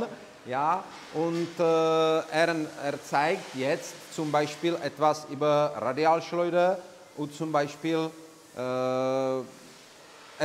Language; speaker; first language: German; non-native, learner; Czech